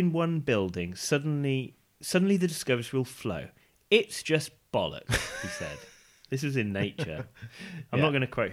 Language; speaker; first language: English; native; English